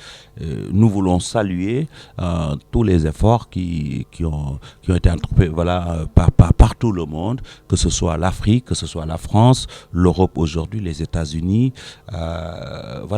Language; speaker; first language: French; non-native, local second language; Wolof